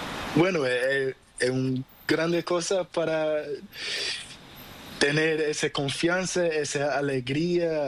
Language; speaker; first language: Spanish; non-native, learner; Portuguese